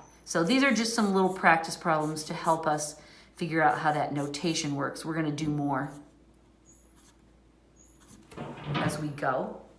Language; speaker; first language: English; native; English